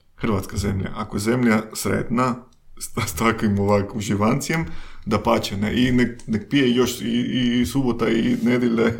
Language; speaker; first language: Croatian; non-native, fluent; Spanish